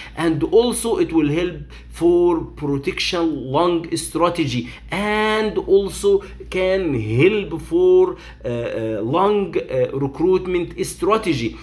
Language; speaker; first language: English; non-native, fluent; Arabic